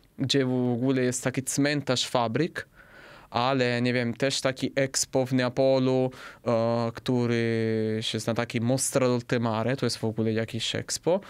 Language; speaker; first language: Polish; non-native, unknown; Italian